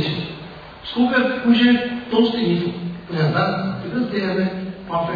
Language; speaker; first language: Russian; non-native, learner; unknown